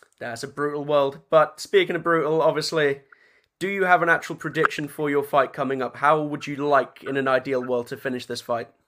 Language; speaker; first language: English; native; English